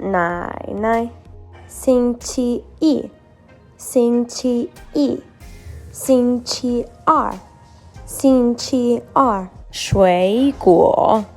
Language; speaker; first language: Chinese; non-native, learner; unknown